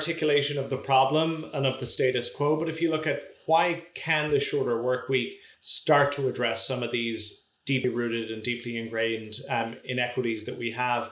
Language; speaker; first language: English; native; English